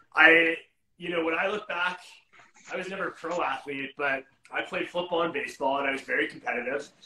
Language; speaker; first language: English; native; English